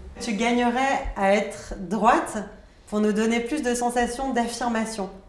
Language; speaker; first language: French; native; French